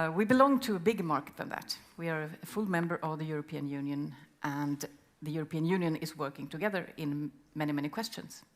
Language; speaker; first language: English; non-native, fluent; Swedish